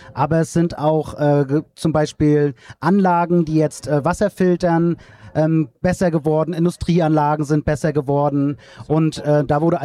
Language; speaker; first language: German; native; German